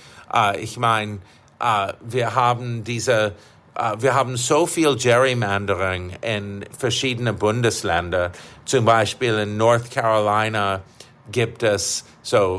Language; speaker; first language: German; non-native, fluent; English